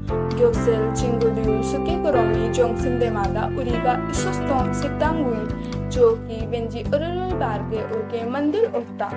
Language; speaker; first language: Korean; non-native, learner; Hindi